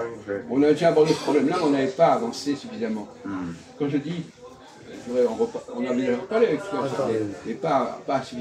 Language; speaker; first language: French; native; French